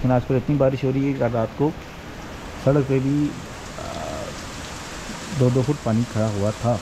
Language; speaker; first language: Urdu; native; Urdu